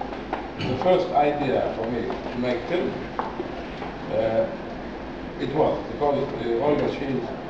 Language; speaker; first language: English; non-native, learner; Estonian